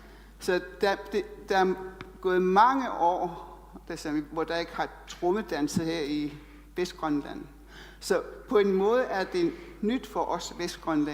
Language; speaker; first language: Danish; non-native, local second language; Kalaallisut